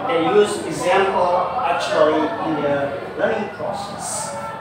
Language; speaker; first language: English; non-native, learner; Indonesian